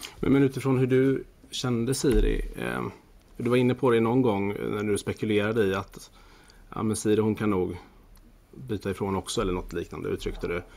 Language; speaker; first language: Swedish; native; Swedish